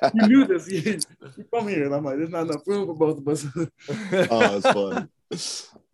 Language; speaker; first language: English; non-native, fluent; Haitian Creole